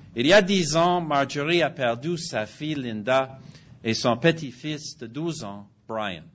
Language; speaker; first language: French; non-native, fluent; English